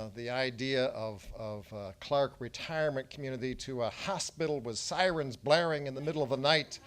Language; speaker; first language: English; native; English